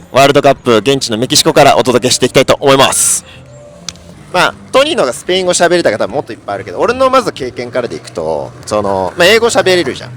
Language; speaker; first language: Japanese; native; Japanese